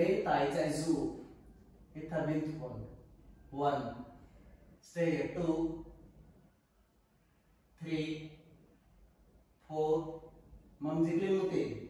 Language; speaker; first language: Vietnamese; non-native, learner; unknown